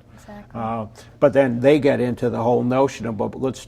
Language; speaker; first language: English; native; English